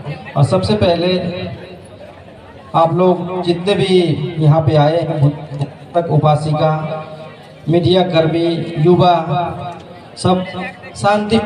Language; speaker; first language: Hindi; native; Hindi